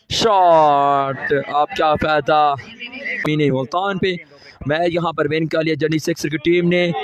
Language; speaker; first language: Urdu; non-native, local second language; Punjabi